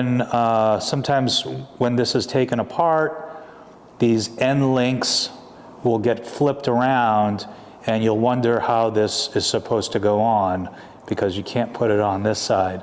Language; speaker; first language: English; native; English